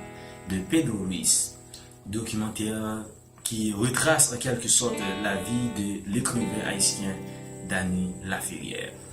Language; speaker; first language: French; non-native, local second language; Haitian Creole